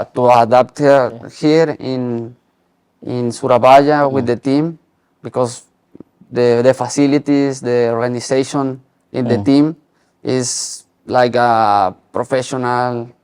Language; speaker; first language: English; non-native, learner; Spanish